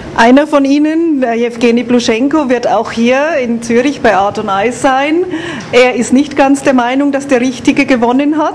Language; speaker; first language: German; native; German